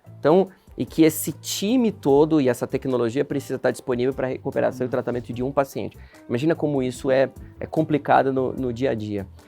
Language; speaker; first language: Portuguese; native; Portuguese